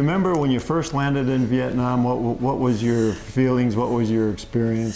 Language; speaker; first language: English; native; English